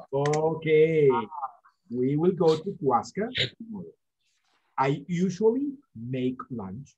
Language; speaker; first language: English; non-native, fluent; Spanish